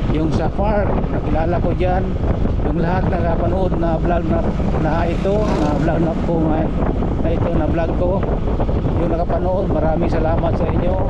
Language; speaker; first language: Filipino; non-native, local second language; Cebuano